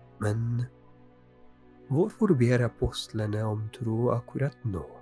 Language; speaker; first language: Norwegian; non-native, fluent; Polish